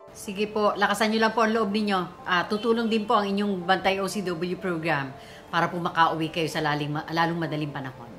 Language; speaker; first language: Filipino; native; Filipino